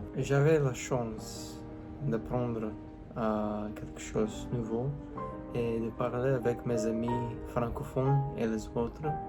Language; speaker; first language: French; non-native, learner; English